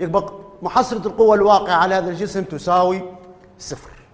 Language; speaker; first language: Arabic; native; Arabic